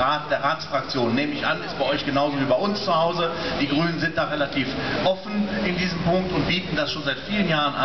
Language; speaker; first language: German; native; German